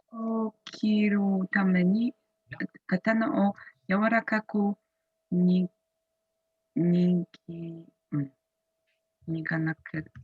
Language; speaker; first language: Japanese; non-native, learner; English